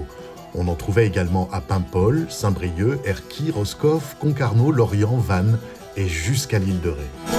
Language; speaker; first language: French; native; French